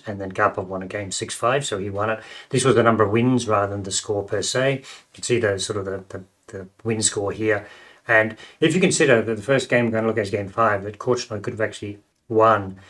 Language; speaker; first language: English; native; English